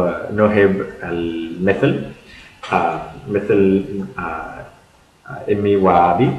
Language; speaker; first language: Arabic; non-native, learner; English